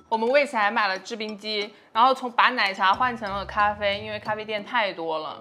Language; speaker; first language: Chinese; native; Chinese